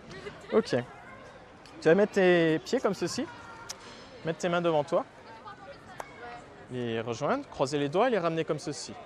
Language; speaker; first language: French; native; French